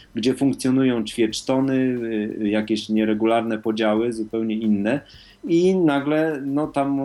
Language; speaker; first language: Polish; native; Polish